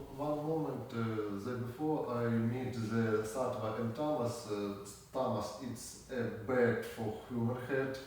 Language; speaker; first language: English; non-native, learner; Ukrainian